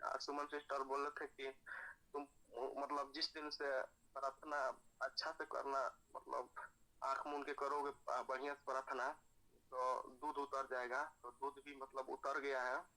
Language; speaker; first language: Hindi; native; Hindi